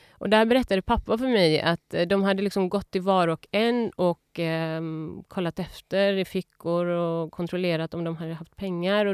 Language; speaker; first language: Swedish; early bilingual, other home language; Persian